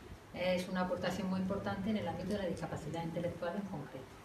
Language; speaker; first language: Spanish; native; Spanish